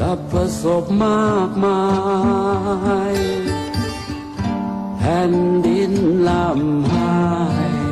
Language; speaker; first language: Thai; native; Thai